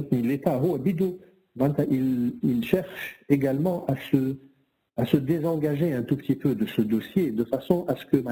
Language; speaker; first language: French; non-native, local second language; Arabic